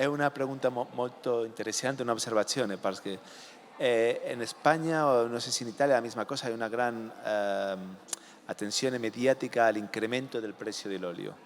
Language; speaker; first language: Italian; non-native, learner; Spanish